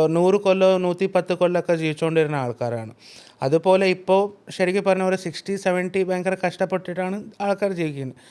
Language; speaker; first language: Malayalam; early bilingual, heritage; Malayalam